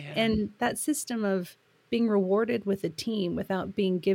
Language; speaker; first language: English; native; English